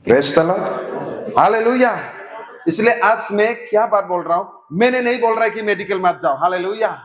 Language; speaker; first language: Hindi; non-native, local second language; Assamese